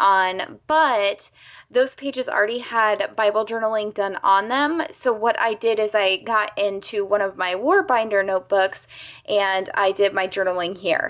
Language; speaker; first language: English; native; English